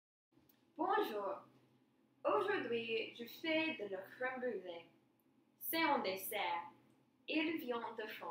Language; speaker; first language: French; non-native, learner; English